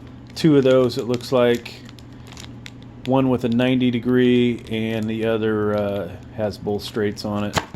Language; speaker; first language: English; native; English